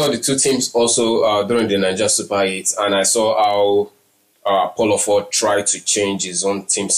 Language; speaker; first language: English; non-native, local second language; Yoruba